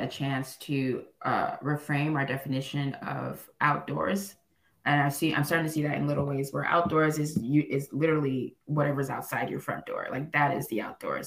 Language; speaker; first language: English; native; English